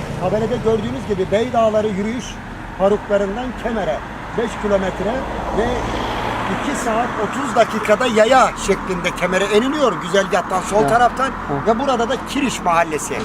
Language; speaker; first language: Turkish; native; Turkish